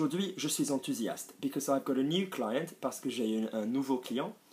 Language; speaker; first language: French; non-native, fluent; English